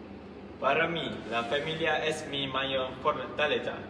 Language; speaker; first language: Spanish; non-native, learner; Malay